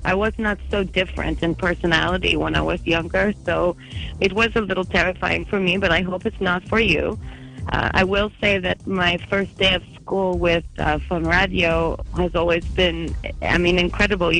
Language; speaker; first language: English; native; English